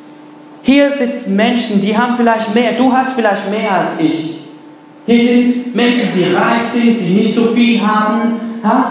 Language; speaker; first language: German; non-native, fluent; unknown